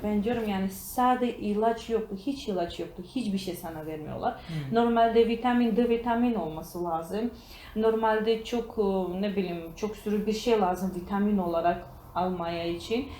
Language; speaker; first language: Turkish; non-native, learner; Georgian